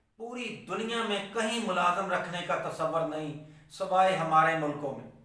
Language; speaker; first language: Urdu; non-native, local second language; Punjabi